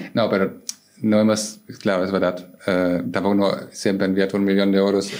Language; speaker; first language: Spanish; non-native, fluent; German